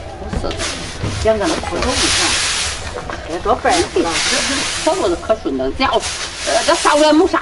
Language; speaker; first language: Chinese; native; Chinese